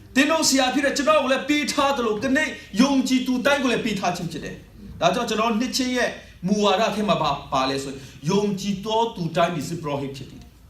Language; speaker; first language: Burmese; non-native, local second language; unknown